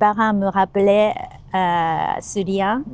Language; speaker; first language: French; non-native, learner; Japanese